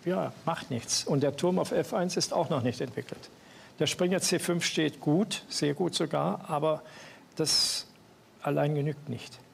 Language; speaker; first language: German; native; German